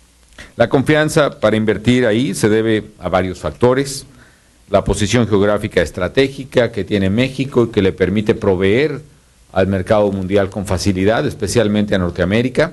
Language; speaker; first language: Spanish; native; Spanish